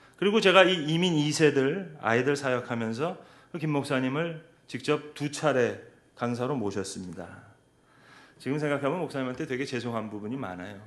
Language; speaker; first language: Korean; native; Korean